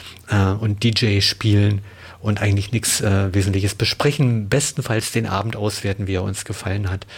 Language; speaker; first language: German; native; German